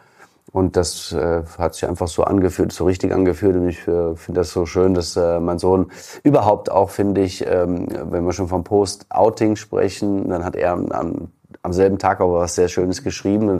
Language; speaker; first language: German; native; German